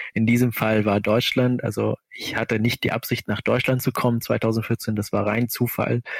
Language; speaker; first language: German; non-native, fluent; Arabic